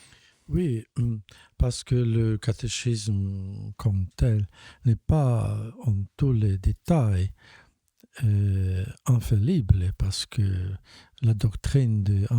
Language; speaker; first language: French; non-native, fluent; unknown